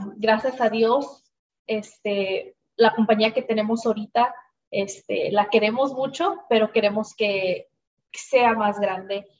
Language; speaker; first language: Spanish; early bilingual, heritage; Spanish